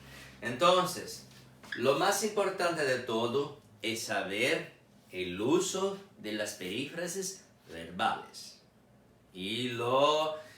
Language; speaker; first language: Spanish; non-native, fluent; Portuguese